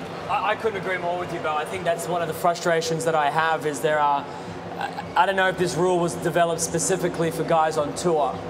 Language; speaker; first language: English; native; English